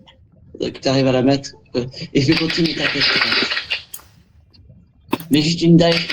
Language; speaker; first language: French; native; French